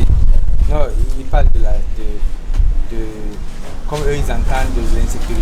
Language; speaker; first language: French; non-native, local second language; Sango